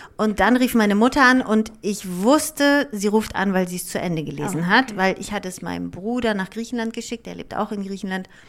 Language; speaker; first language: German; early bilingual, other home language; Greek